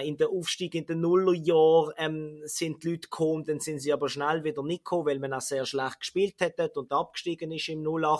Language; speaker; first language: German; native; German